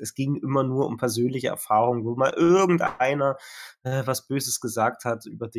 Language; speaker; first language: German; native; German